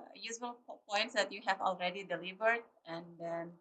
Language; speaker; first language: English; non-native, learner; Indonesian